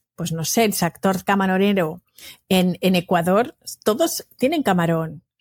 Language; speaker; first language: Spanish; native; Spanish